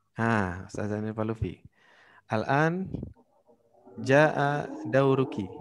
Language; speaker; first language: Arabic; non-native, fluent; Indonesian